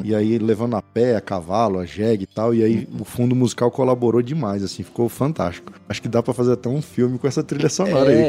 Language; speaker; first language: Portuguese; native; Portuguese